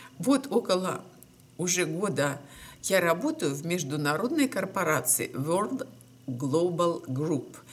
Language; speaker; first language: Russian; native; Russian